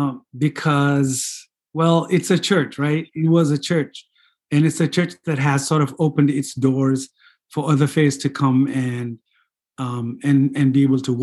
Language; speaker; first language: English; non-native, fluent; Fula